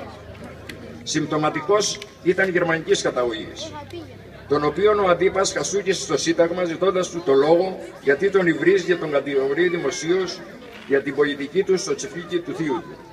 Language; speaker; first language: Greek; native; Greek